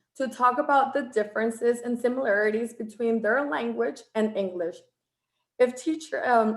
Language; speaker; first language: English; non-native, fluent; Spanish